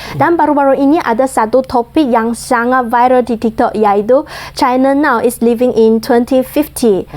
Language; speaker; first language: Malay; non-native, fluent; Chinese